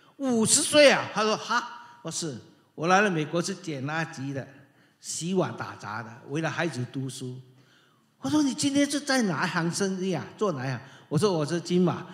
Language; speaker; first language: Chinese; native; Chinese